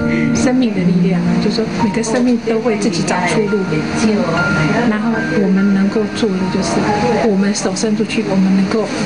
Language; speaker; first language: Chinese; native; Chinese